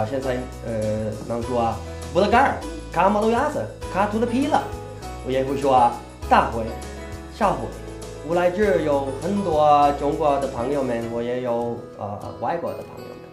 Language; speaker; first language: Chinese; non-native, learner; Danish